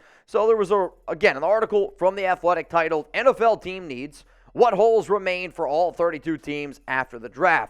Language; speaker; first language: English; native; English